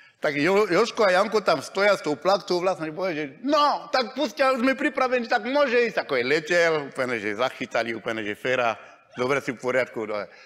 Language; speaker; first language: Slovak; non-native, fluent; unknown